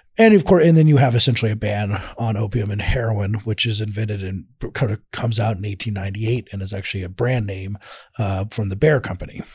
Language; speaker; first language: English; native; English